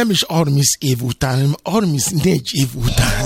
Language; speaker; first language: Hungarian; non-native, fluent; Yoruba